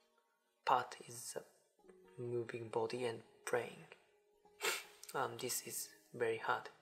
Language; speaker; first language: English; non-native, learner; Japanese